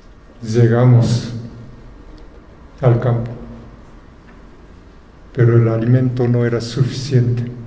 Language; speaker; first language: Spanish; non-native, fluent; Japanese